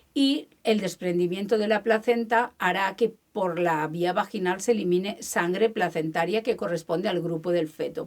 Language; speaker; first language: Spanish; native; Spanish